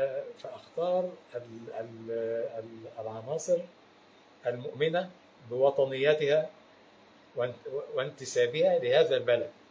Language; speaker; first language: Arabic; native; Arabic